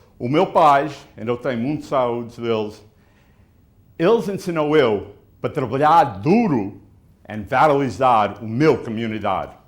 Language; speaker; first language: Portuguese; early bilingual, heritage; Portuguese